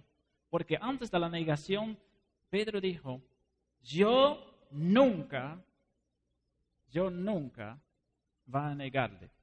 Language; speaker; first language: Spanish; non-native, fluent; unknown